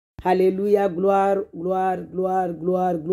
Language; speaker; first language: French; non-native, local second language; Comorian